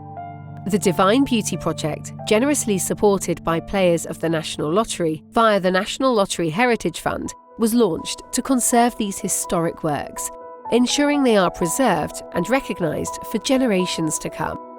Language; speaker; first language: English; native; English